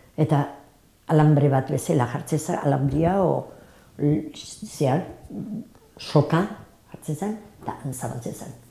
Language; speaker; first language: Basque; native; Basque